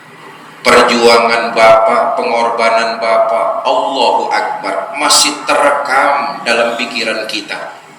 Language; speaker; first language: Indonesian; native; Indonesian